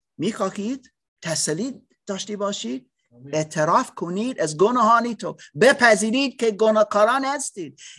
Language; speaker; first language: Persian; non-native, learner; English